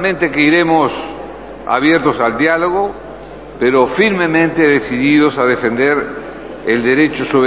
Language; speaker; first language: Spanish; native; Spanish